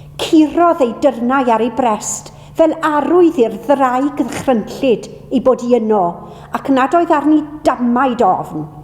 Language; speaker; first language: Welsh; native; Welsh